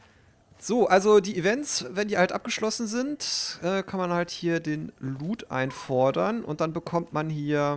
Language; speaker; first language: German; native; German